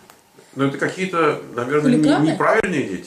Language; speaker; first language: Russian; native; Russian